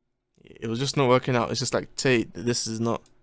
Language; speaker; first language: English; native; English